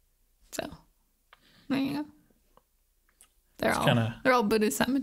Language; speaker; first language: English; native; English